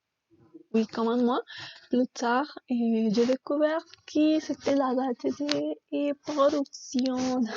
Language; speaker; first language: French; non-native, learner; Spanish